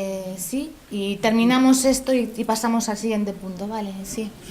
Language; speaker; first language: Spanish; native; Spanish